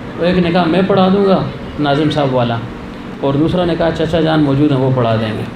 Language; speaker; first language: Urdu; non-native, local second language; Pashto